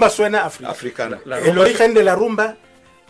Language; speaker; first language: Spanish; non-native, fluent; Lingala